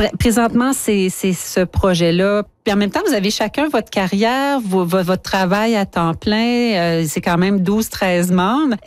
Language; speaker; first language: French; native; French